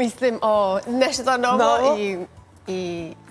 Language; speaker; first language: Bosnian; non-native, learner; Spanish